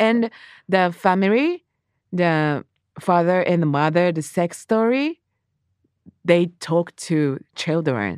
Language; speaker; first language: English; non-native, learner; Japanese